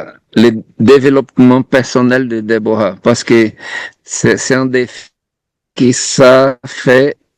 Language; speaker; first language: French; non-native, fluent; Portuguese